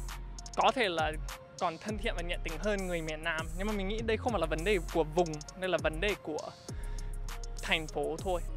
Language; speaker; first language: Vietnamese; non-native, fluent; English